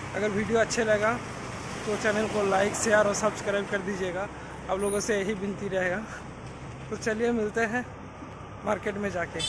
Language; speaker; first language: Hindi; non-native, local second language; Bangla